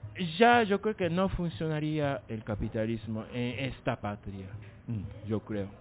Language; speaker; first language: Spanish; non-native, learner; Japanese